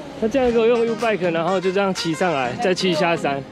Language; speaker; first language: Chinese; native; Chinese